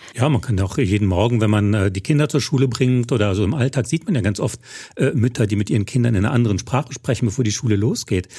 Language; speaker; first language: German; native; German